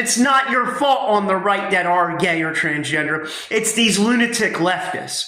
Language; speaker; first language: English; native; English